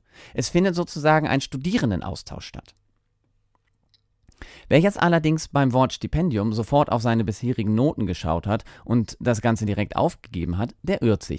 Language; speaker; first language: German; native; German